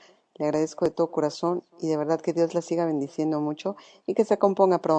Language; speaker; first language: Spanish; native; Spanish